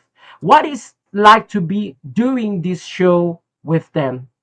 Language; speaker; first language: English; non-native, fluent; Portuguese